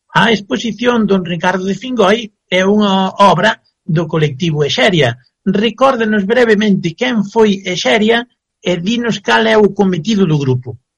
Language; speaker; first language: Galician; native; Galician